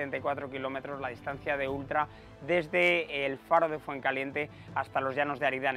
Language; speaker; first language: Spanish; native; Spanish